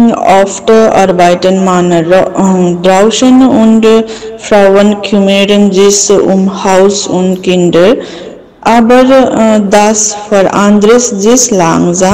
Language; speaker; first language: German; non-native, learner; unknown